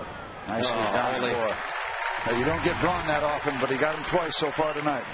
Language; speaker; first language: English; native; English